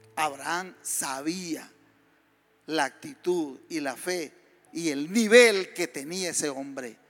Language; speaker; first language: Spanish; native; Spanish